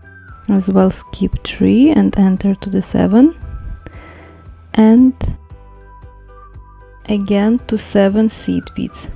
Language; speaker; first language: English; non-native, fluent; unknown